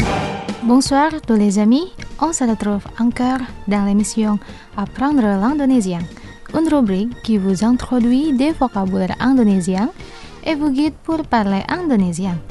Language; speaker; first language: French; non-native, fluent; Indonesian